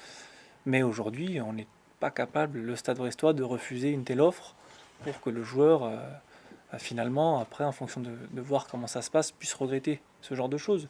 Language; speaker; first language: French; native; French